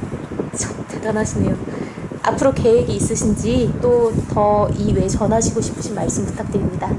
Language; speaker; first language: Korean; native; Korean